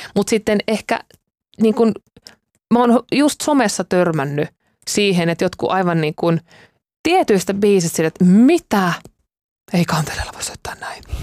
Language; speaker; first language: Finnish; native; Finnish